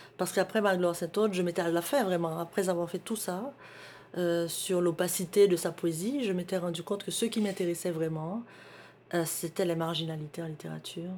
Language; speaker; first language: French; native; French